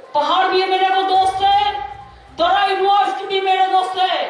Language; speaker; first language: Hindi; non-native, local second language; Bangla